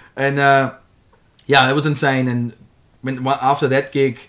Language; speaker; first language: English; non-native, fluent; German